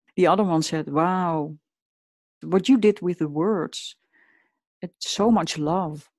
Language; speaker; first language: English; non-native, fluent; Dutch